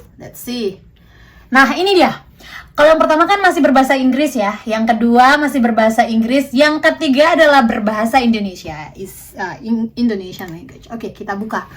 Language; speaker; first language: Indonesian; native; Indonesian